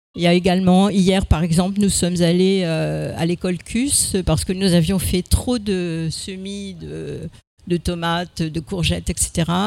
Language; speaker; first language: French; native; French